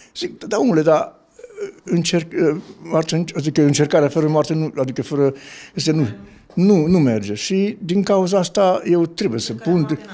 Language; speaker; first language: Romanian; non-native, local second language; Hungarian